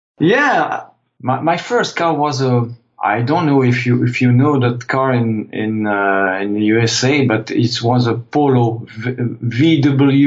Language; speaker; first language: English; non-native, fluent; French